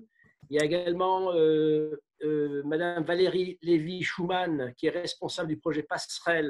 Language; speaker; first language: French; native; French